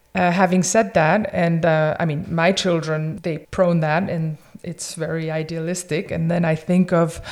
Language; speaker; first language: English; early bilingual, other home language; French